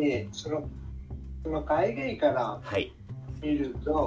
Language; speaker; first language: Japanese; non-native, learner; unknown